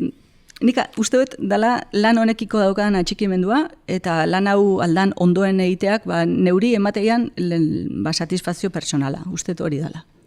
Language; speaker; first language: Basque; native; Basque